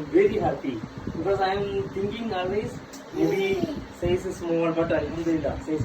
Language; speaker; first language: English; non-native, learner; Malayalam